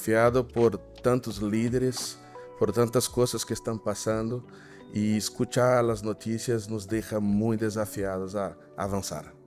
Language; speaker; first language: Spanish; non-native, fluent; Portuguese